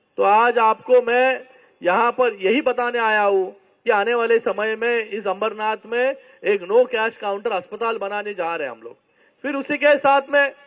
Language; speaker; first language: Hindi; non-native, local second language; Marathi